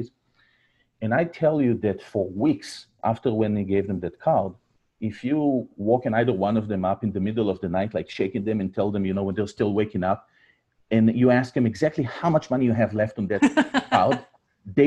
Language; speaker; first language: English; non-native, fluent; Hebrew